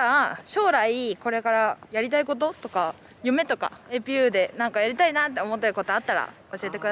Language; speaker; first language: Japanese; native; Japanese